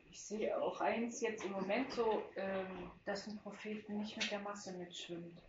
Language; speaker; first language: German; native; German